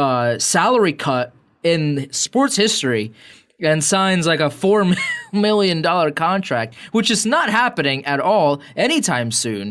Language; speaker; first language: English; native; English